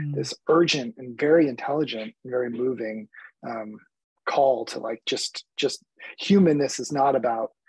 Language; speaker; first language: English; early bilingual, other home language; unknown